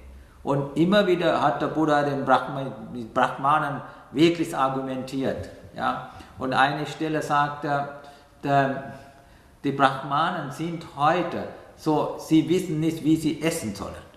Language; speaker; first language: German; non-native, fluent; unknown